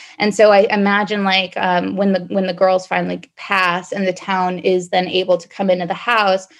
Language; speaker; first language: English; native; English